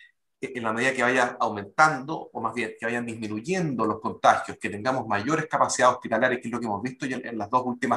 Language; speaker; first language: Spanish; native; Spanish